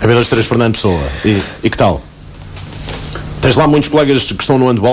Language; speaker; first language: Portuguese; native; Portuguese